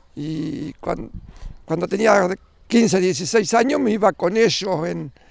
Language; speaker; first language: Spanish; native; Spanish